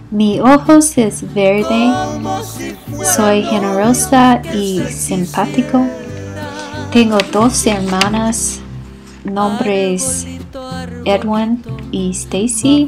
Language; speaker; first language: Spanish; non-native, learner; English